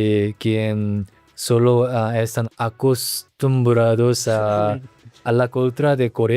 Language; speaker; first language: Spanish; non-native, learner; Korean